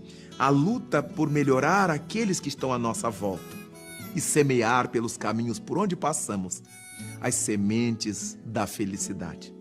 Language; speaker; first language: Portuguese; native; Portuguese